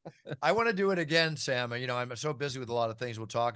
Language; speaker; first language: English; native; English